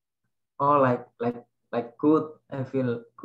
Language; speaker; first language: English; non-native, learner; Indonesian